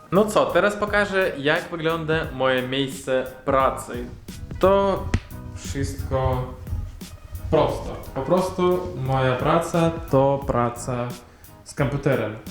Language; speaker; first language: Polish; non-native, learner; Russian